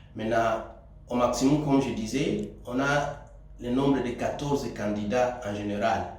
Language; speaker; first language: French; non-native, local second language; Swahili